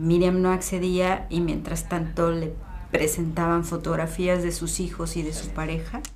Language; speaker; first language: Spanish; native; Spanish